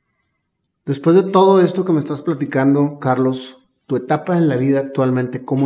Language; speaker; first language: Spanish; native; Spanish